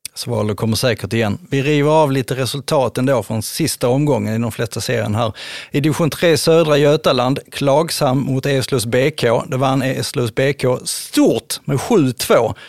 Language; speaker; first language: Swedish; native; Swedish